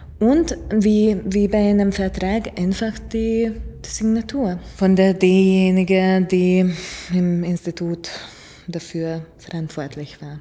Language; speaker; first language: German; non-native, fluent; Hungarian